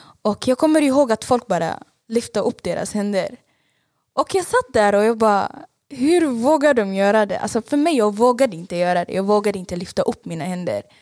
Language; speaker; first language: Swedish; non-native, fluent; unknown